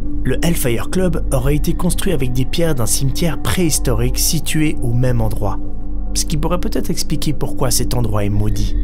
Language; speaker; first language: French; native; French